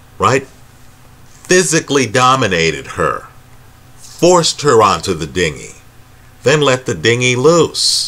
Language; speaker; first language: English; native; English